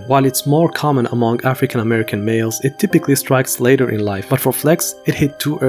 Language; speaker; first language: English; native; English